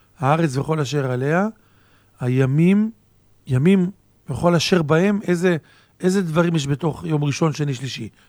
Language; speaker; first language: Hebrew; native; Hebrew